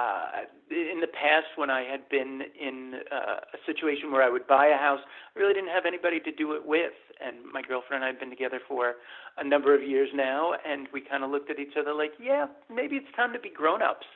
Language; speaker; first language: English; native; English